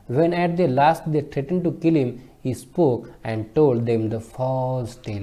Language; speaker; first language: English; non-native, local second language; Marathi